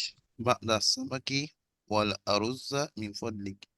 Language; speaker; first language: Arabic; non-native, learner; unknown